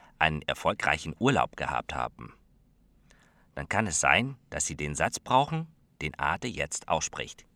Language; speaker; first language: German; non-native, fluent; Dutch